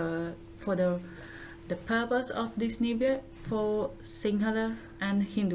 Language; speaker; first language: English; non-native, learner; Sinhala